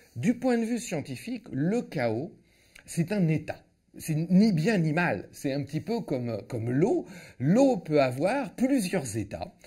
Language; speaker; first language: French; native; French